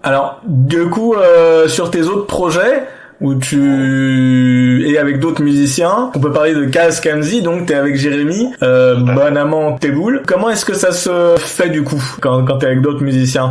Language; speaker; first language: French; native; French